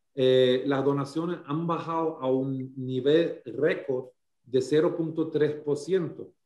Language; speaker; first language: Spanish; non-native, fluent; German